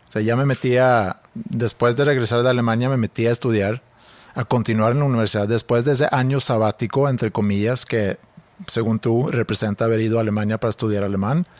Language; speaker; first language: Spanish; non-native, fluent; Swedish